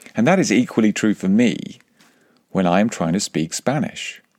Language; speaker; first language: English; native; English